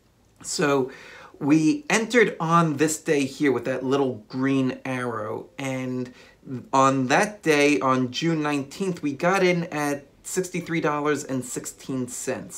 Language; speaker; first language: English; native; English